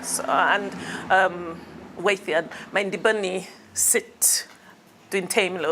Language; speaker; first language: Welsh; non-native, learner; English